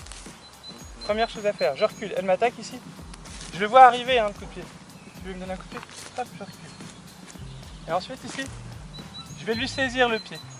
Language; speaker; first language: French; native; French